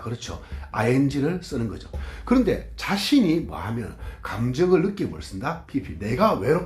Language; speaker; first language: Korean; native; Korean